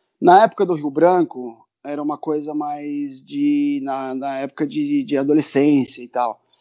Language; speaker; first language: Portuguese; early bilingual, other home language; Spanish